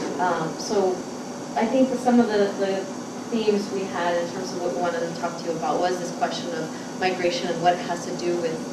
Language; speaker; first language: English; native; English